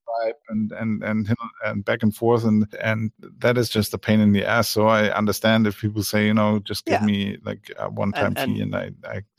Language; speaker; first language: English; non-native, fluent; German